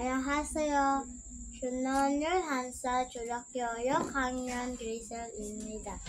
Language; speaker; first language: Korean; non-native, learner; Cebuano